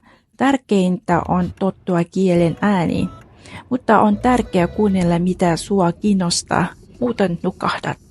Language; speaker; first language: Finnish; non-native, fluent; Vietnamese